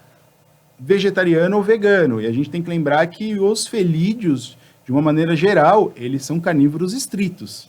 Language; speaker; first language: Portuguese; native; Portuguese